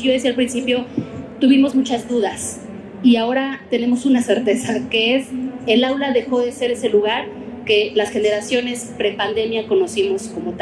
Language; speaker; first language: Spanish; native; Spanish